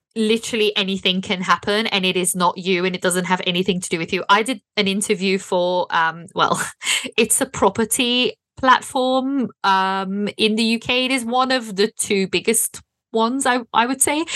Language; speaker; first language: English; non-native, fluent; Dutch